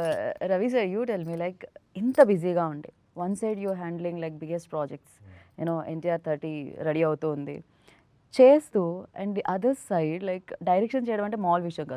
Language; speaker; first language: Telugu; native; Telugu